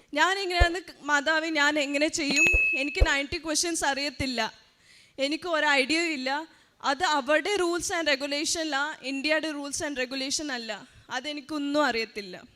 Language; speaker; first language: Malayalam; early bilingual, heritage; Malayalam